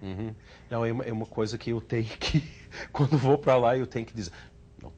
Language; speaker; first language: Portuguese; non-native, fluent; English